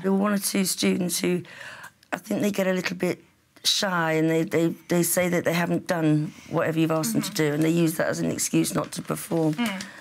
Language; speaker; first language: English; native; English